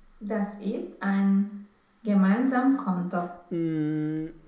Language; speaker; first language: German; non-native, learner; Romanian